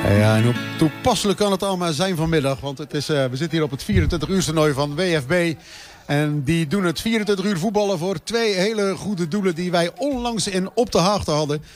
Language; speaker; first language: Dutch; native; Dutch